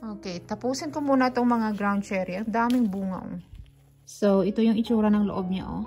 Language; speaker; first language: Filipino; non-native, local second language; Hiligaynon